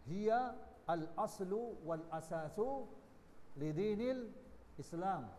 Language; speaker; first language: Arabic; non-native, learner; Indonesian